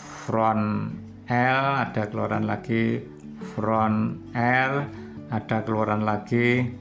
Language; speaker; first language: Indonesian; native; Indonesian